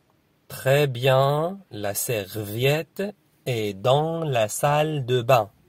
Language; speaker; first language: French; non-native, fluent; Arabic